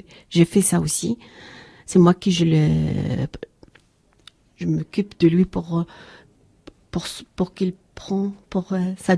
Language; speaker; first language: French; non-native, learner; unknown